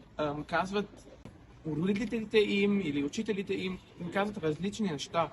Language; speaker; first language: Bulgarian; early bilingual, heritage; Bulgarian